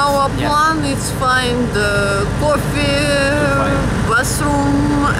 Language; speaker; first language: English; non-native, learner; Russian